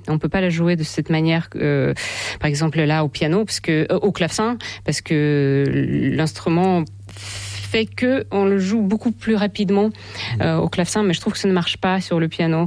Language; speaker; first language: French; non-native, fluent; Ukrainian